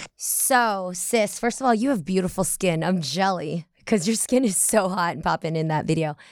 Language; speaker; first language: English; early bilingual, other home language; Vietnamese